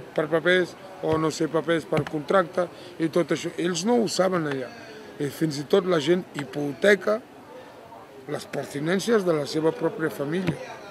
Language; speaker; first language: Catalan; non-native, fluent; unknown